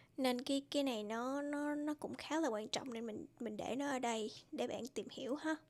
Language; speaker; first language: Vietnamese; native; Vietnamese